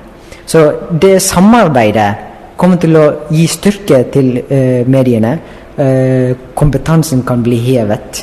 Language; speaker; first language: Norwegian; non-native, fluent; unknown